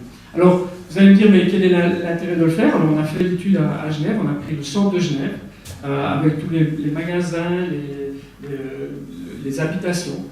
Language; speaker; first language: French; native; French